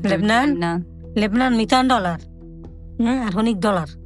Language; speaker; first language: Arabic; non-native, learner; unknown